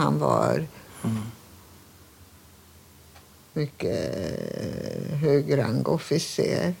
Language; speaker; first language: Swedish; non-native, fluent; Hungarian